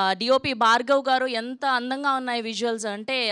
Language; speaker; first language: Telugu; native; Telugu